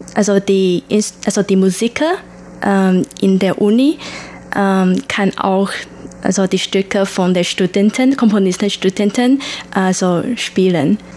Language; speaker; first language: German; non-native, learner; Chinese